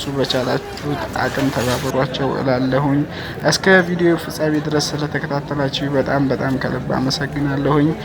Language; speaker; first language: Amharic; native; Amharic